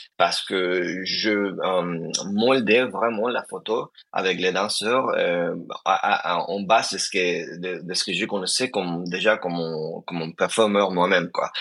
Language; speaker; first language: French; non-native, fluent; Spanish